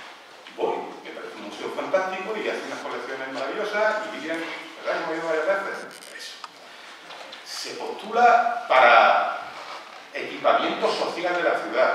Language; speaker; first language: Spanish; native; Spanish